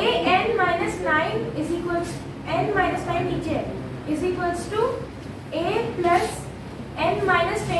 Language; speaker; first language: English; non-native, learner; Hindi